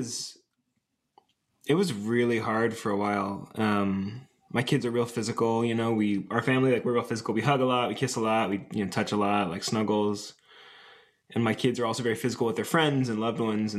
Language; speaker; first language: English; native; English